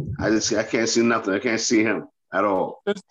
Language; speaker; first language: English; native; English